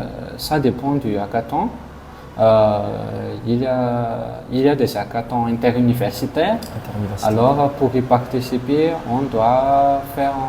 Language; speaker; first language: French; non-native, local second language; Malagasy